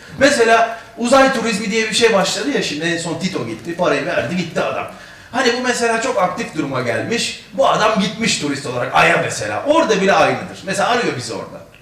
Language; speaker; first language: Turkish; native; Turkish